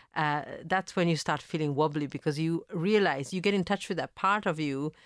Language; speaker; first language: English; early bilingual, other home language; Italian